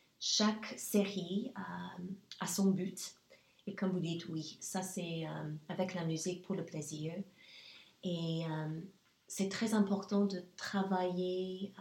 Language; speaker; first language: French; non-native, fluent; English